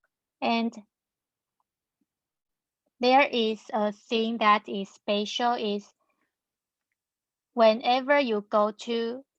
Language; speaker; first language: English; non-native, learner; Chinese